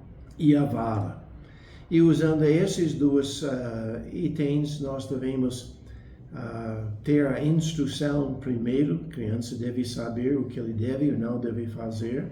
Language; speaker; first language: Portuguese; non-native, fluent; English